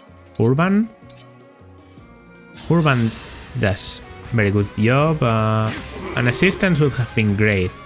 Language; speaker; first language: English; non-native, fluent; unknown